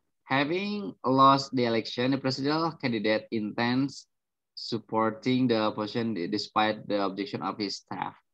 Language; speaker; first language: English; non-native, fluent; Indonesian